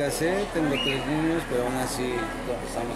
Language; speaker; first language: Spanish; native; Spanish